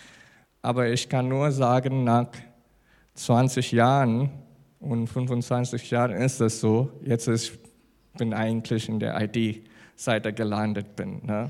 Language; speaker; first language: German; non-native, learner; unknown